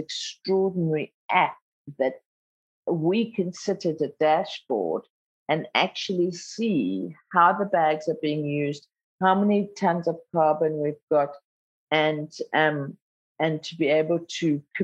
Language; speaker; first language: English; non-native, local second language; Zulu